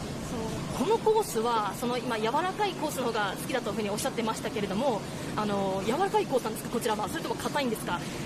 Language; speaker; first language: Japanese; native; Japanese